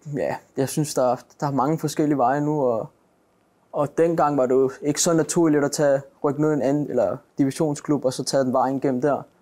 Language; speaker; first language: Danish; native; Danish